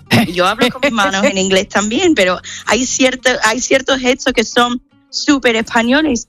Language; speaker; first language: Spanish; non-native, fluent; English